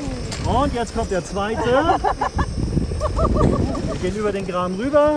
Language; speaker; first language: German; native; German